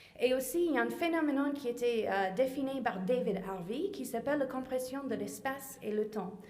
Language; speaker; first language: French; non-native, fluent; English